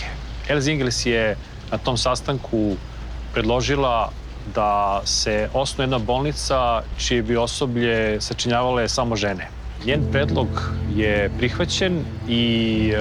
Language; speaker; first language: Bosnian; native; Bosnian